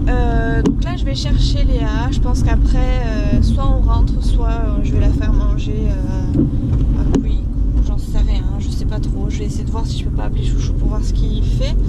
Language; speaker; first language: French; native; French